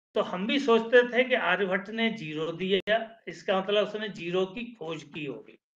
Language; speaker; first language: Hindi; native; Hindi